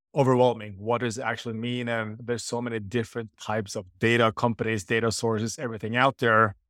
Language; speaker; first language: English; non-native, fluent; Norwegian